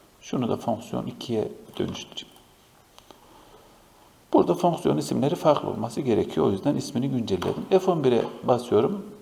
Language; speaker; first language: Turkish; native; Turkish